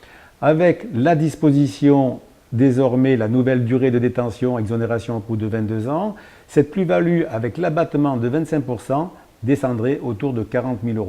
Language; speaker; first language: French; native; French